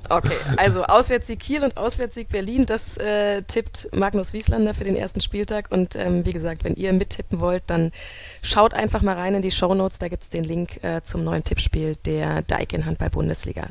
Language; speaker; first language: German; native; German